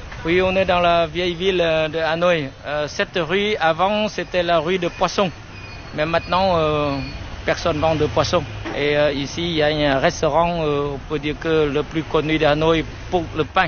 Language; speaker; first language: French; non-native, fluent; Vietnamese